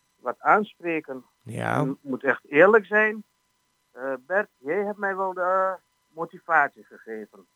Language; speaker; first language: Dutch; non-native, fluent; Arabic